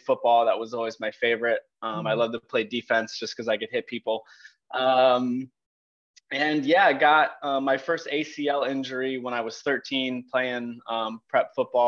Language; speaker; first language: English; native; English